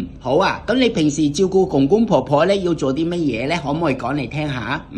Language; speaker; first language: Cantonese; native; Cantonese